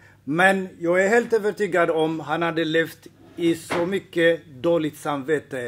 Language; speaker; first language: Swedish; non-native, fluent; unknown